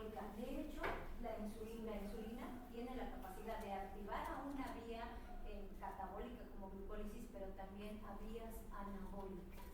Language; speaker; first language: Spanish; native; Spanish